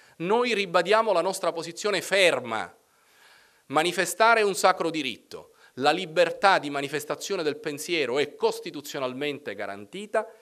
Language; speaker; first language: Italian; native; Italian